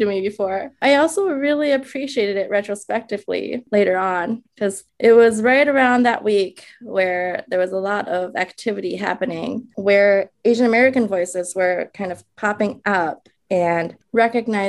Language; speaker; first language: English; early bilingual, other home language; Chinese